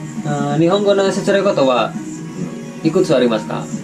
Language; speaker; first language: Japanese; non-native, learner; Sundanese